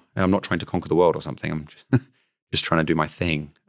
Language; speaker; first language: English; native; English